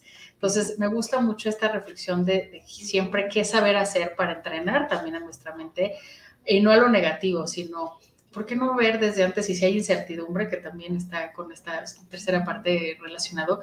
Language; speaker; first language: Spanish; native; Spanish